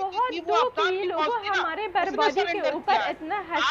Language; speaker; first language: Hindi; non-native, learner; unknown